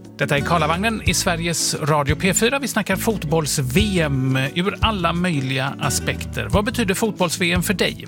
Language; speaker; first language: Swedish; native; Swedish